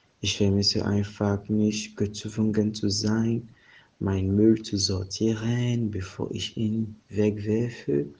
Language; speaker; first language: German; non-native, fluent; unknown